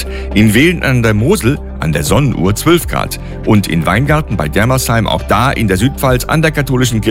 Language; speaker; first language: German; native; German